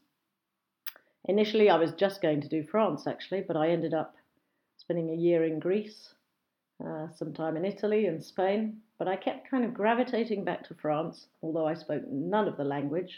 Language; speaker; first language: English; native; English